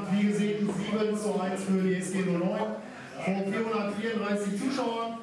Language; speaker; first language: German; native; German